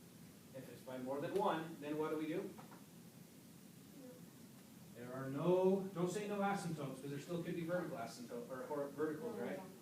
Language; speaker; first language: English; native; English